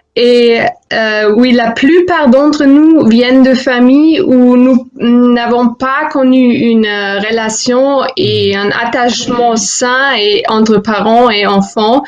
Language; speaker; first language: French; non-native, fluent; German